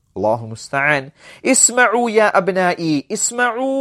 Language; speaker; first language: Arabic; non-native, fluent; English